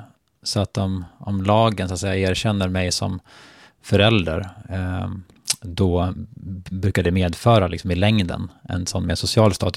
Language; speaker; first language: Swedish; native; Swedish